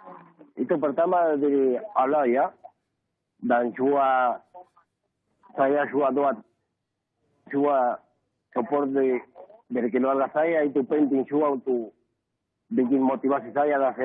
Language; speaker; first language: Indonesian; non-native, learner; Spanish